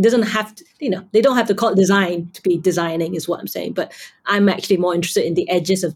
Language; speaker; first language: English; non-native, local second language; Cantonese